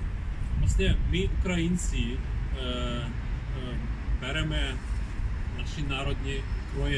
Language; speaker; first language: Czech; non-native, fluent; Ukrainian